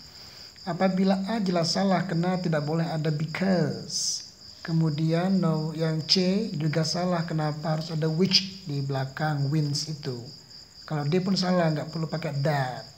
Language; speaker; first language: Indonesian; native; Indonesian